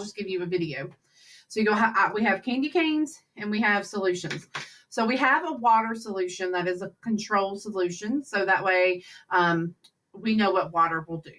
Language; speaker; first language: English; native; English